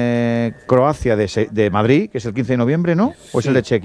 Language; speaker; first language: Spanish; native; Spanish